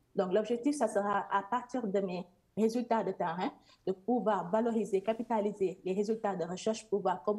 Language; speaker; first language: French; non-native, local second language; Serer